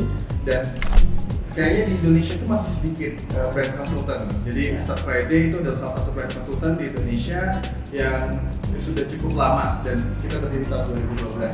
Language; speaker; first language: Indonesian; native; Indonesian